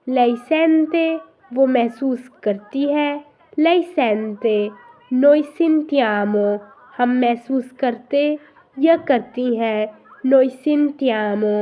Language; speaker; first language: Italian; non-native, fluent; Urdu